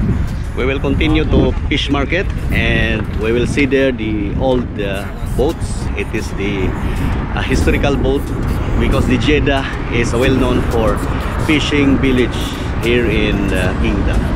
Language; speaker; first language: English; non-native, local second language; Filipino